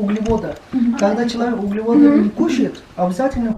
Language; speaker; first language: Russian; non-native, learner; Turkish